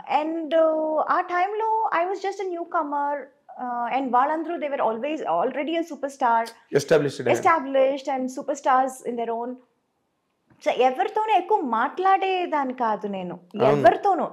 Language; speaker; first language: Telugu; non-native, local second language; Tamil